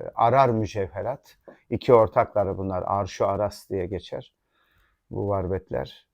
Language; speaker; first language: Turkish; native; Turkish